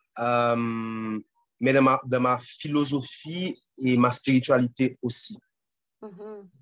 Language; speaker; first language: French; non-native, local second language; Haitian Creole